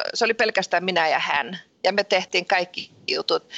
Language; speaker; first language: Finnish; early bilingual, heritage; Finnish